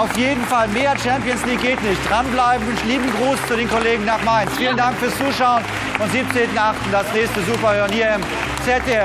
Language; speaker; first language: German; native; German